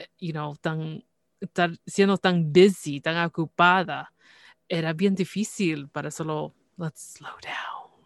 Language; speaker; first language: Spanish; early bilingual, heritage; Spanish